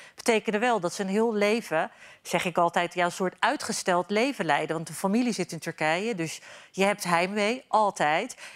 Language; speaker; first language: Dutch; early bilingual, other home language; Turkish